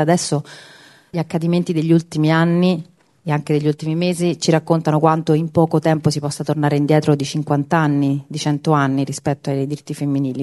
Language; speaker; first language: Italian; native; Italian